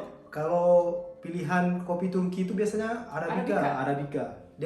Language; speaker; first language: Indonesian; native; Indonesian